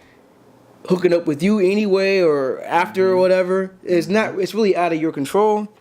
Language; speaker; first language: English; native; English